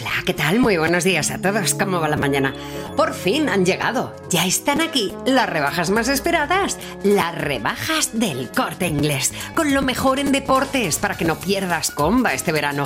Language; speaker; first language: Spanish; native; Spanish